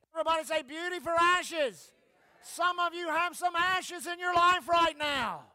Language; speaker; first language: English; native; English